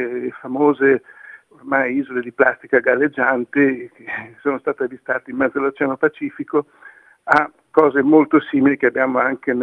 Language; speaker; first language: Italian; native; Italian